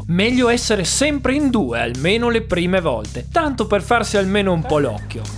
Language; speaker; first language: Italian; native; Italian